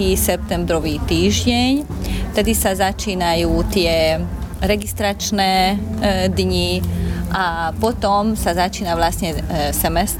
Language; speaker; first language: Slovak; non-native, local second language; Hungarian